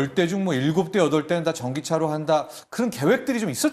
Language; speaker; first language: Korean; native; Korean